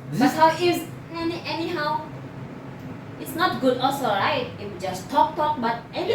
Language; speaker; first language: English; non-native, learner; Indonesian